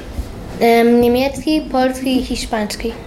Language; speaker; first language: Polish; early bilingual, heritage; Polish